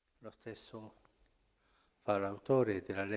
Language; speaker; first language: Italian; non-native, fluent; Spanish